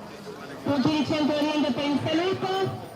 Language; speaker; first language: Italian; native; Italian